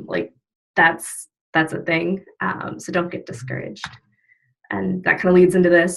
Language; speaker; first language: English; native; English